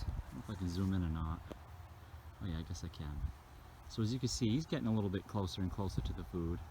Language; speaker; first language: English; native; English